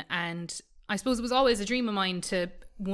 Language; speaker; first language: English; native; English